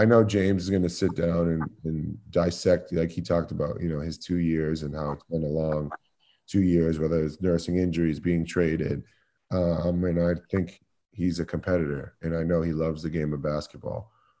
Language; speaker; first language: English; native; English